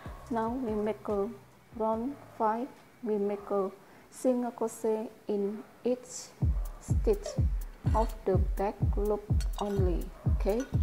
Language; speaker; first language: English; non-native, learner; Indonesian